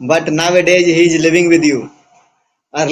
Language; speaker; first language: English; non-native, fluent; Hindi